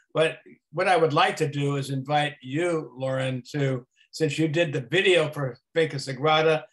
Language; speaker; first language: English; native; English